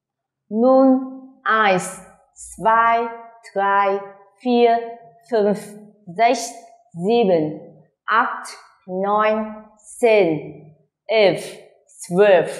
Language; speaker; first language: German; non-native, learner; Vietnamese